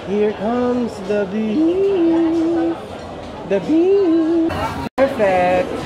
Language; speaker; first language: English; non-native, local second language; Filipino